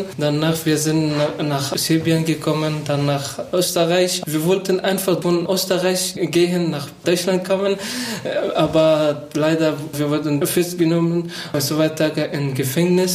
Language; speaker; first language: German; non-native, learner; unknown